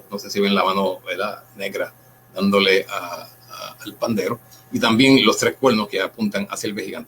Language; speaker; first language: Spanish; native; Spanish